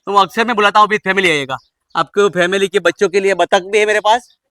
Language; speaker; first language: Hindi; non-native, local second language; Gujarati